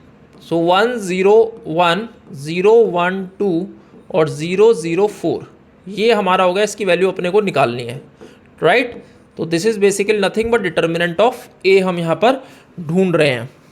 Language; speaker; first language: Hindi; native; Hindi